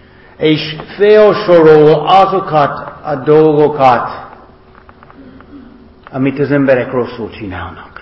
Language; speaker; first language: Hungarian; non-native, learner; English